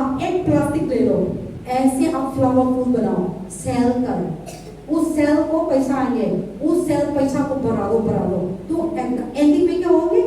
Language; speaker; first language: Hindi; non-native, local second language; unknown